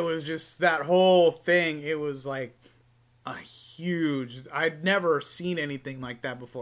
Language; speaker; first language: English; native; English